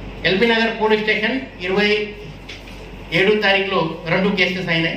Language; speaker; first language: Telugu; native; Telugu